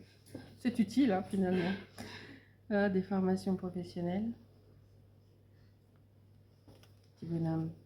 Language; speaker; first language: French; native; French